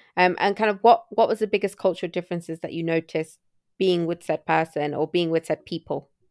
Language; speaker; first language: English; early bilingual, other home language; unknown